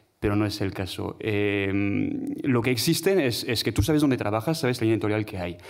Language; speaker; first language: Spanish; non-native, fluent; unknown